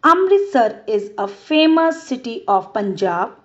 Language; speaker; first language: English; non-native, local second language; Punjabi